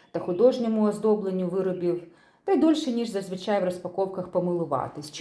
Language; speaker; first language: Ukrainian; non-native, local second language; Russian